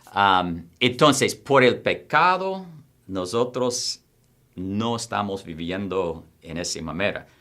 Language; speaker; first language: Spanish; non-native, fluent; English